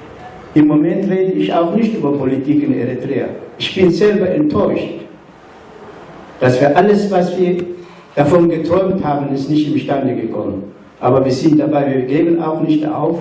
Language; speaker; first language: German; non-native, fluent; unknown